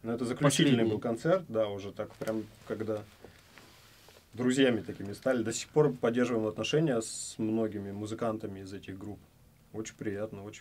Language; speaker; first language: Russian; native; Russian